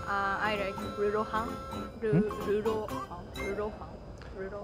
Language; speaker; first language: English; non-native, learner; Japanese